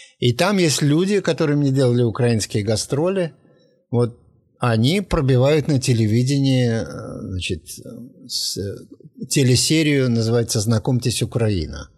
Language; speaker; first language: Russian; native; Russian